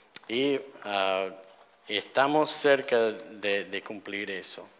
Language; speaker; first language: Spanish; non-native, fluent; English